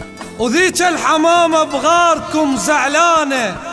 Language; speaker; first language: Arabic; native; Arabic